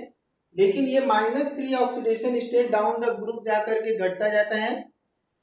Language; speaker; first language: Hindi; native; Hindi